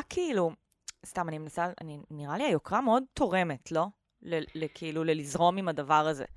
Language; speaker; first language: Hebrew; native; Hebrew